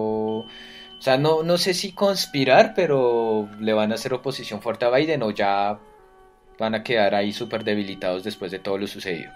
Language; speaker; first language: Spanish; native; Spanish